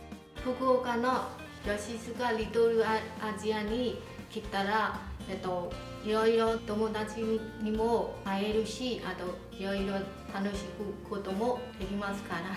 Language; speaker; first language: Japanese; non-native, fluent; Burmese